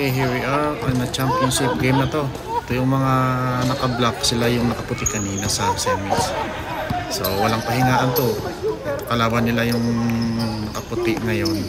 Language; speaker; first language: Filipino; native; Filipino